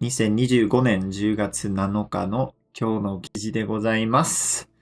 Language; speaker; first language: Japanese; non-native, fluent; English